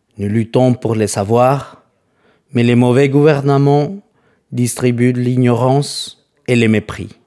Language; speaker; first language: French; non-native, fluent; Spanish